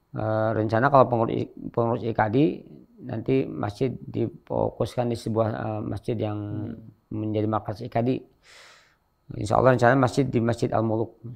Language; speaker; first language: Indonesian; native; Indonesian